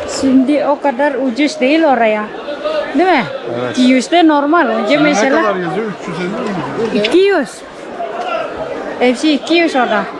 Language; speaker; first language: Turkish; non-native, learner; Indonesian